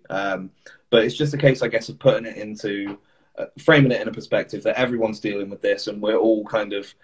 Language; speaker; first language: English; native; English